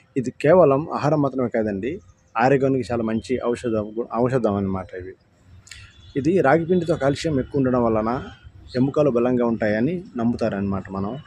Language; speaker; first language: Telugu; non-native, local second language; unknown